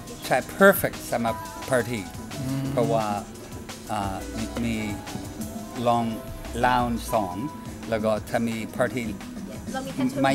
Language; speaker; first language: Thai; non-native, learner; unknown